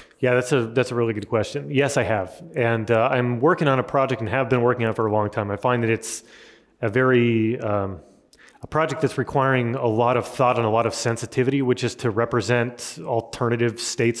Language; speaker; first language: English; native; English